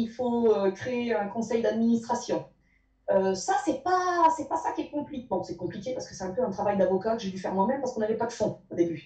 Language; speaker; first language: French; native; French